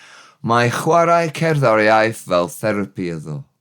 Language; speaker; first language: Welsh; non-native, learner; English